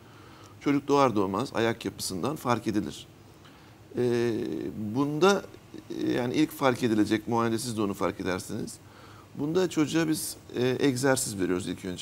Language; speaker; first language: Turkish; native; Turkish